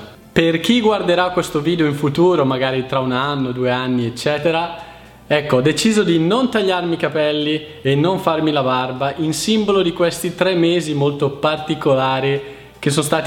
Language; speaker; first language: Italian; native; Italian